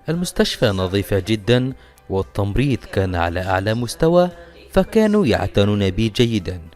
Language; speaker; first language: Arabic; native; Arabic